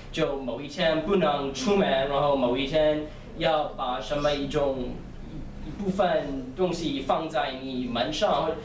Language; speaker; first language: Chinese; non-native, fluent; English